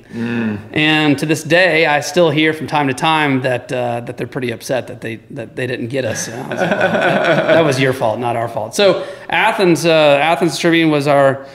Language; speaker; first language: English; native; English